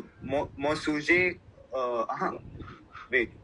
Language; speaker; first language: French; non-native, learner; Telugu